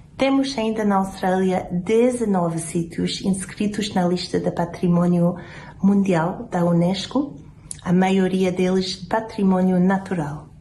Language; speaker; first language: Portuguese; non-native, fluent; English